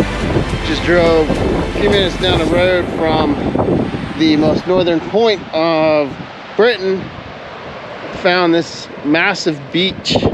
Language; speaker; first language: English; native; English